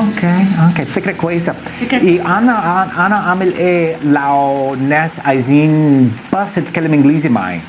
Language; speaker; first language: Arabic; non-native, learner; English